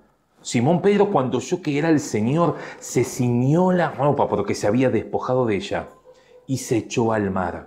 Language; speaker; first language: Spanish; native; Spanish